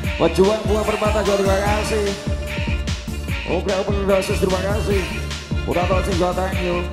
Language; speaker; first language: Indonesian; non-native, local second language; Javanese